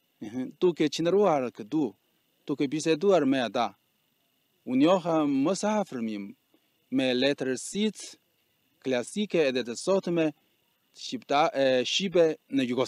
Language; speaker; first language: Albanian; non-native, fluent; Chinese